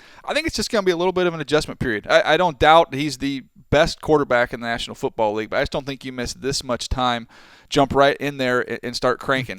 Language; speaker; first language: English; native; English